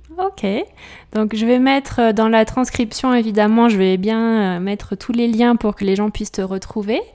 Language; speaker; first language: French; native; French